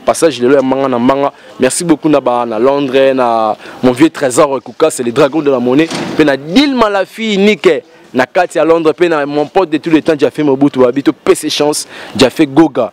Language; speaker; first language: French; non-native, local second language; Lingala